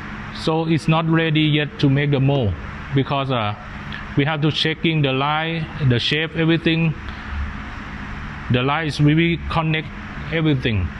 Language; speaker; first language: English; non-native, learner; Thai